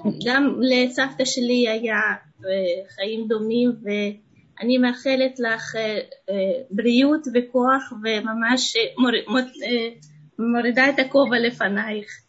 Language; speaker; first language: Hebrew; non-native, fluent; Russian